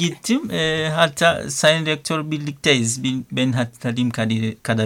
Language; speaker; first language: Turkish; non-native, learner; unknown